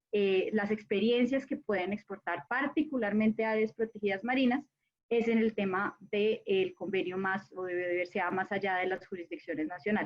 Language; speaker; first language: Spanish; native; Spanish